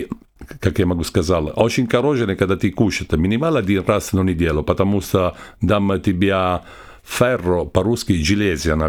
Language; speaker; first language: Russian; non-native, learner; Italian